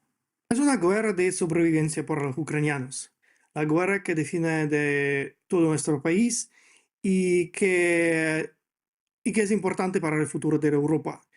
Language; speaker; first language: Spanish; non-native, fluent; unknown